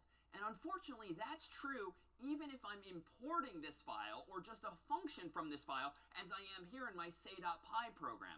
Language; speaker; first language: English; native; English